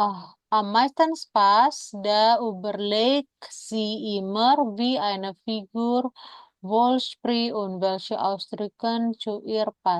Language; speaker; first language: German; non-native, fluent; Indonesian